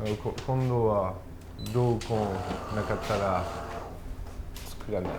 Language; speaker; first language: Japanese; non-native, learner; French